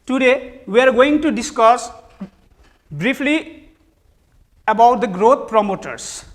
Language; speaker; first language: English; non-native, local second language; Nepali